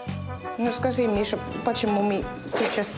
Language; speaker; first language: Russian; non-native, learner; Finnish